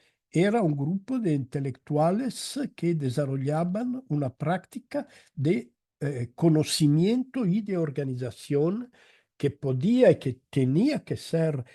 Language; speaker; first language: Spanish; non-native, fluent; Italian